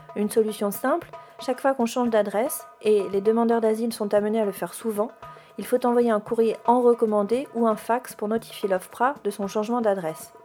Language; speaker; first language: French; native; French